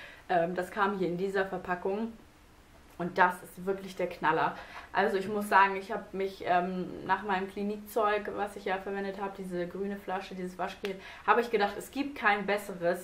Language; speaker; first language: German; native; German